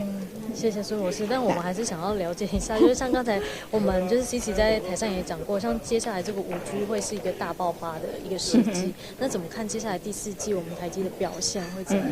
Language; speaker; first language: Chinese; native; Chinese